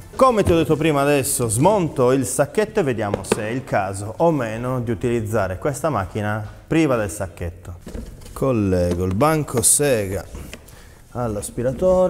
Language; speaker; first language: Italian; native; Italian